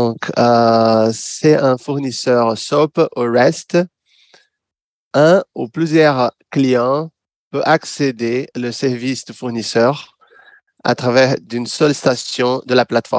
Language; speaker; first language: French; non-native, fluent; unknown